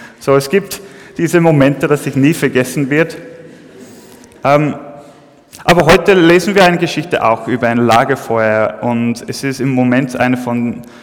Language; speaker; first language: German; non-native, fluent; English